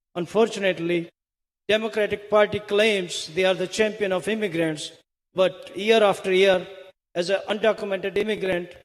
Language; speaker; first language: English; non-native, local second language; Hindi